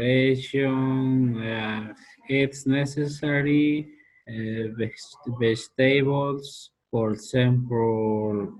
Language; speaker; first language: English; non-native, learner; Spanish